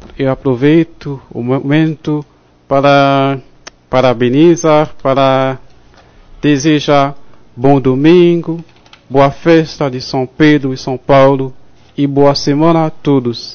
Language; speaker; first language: Portuguese; non-native, fluent; Haitian Creole